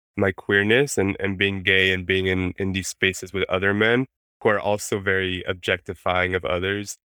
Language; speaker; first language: English; non-native, fluent; Spanish